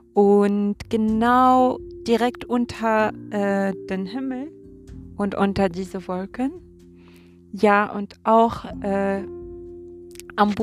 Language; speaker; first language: German; non-native, learner; Arabic